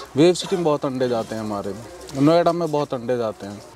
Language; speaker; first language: Hindi; native; Hindi